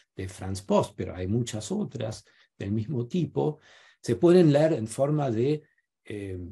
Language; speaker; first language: Spanish; non-native, fluent; German